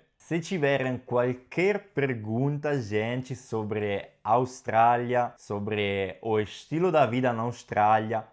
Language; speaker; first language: Portuguese; non-native, fluent; Italian